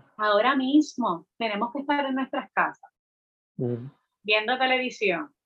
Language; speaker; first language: Spanish; native; Spanish